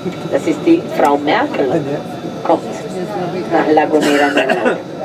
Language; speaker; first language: German; non-native, fluent; Spanish